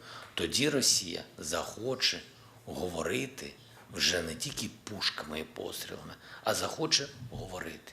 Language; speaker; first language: Ukrainian; non-native, local second language; Russian